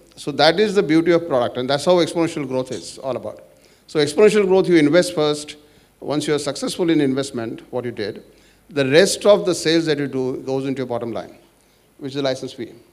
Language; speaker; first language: English; non-native, local second language; Marathi